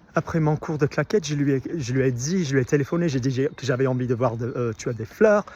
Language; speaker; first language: French; non-native, fluent; English